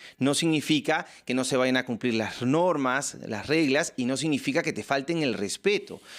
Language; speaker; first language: Spanish; native; Spanish